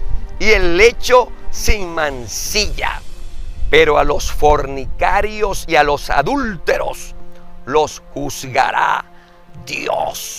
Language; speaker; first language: Spanish; native; Spanish